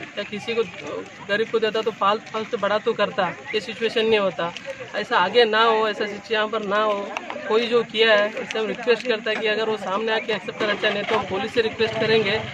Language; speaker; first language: Hindi; non-native, local second language; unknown